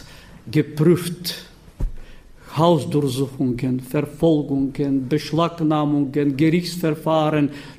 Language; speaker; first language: German; non-native, fluent; Bulgarian